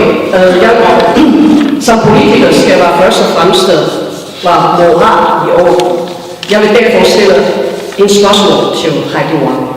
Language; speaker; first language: Danish; non-native, fluent; Chinese